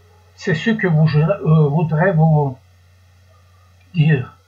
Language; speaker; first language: French; non-native, learner; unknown